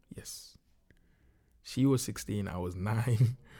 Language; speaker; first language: English; non-native, local second language; Akan